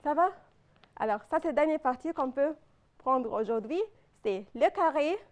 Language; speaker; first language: French; non-native, fluent; Arabic